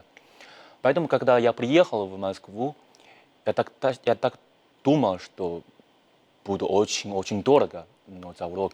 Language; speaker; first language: Russian; non-native, learner; Chinese